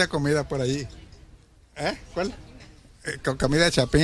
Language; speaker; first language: Spanish; early bilingual, heritage; Spanish